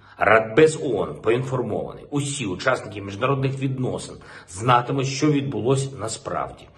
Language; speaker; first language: Ukrainian; non-native, local second language; Russian